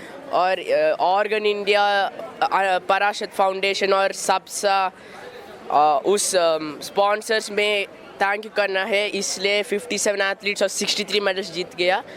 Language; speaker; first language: Hindi; non-native, local second language; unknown